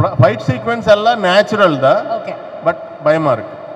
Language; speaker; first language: Tamil; non-native, learner; Telugu